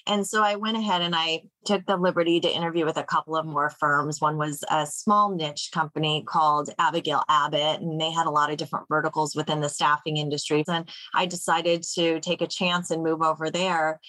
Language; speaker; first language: English; native; English